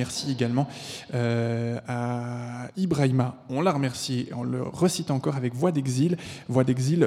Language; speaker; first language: French; native; French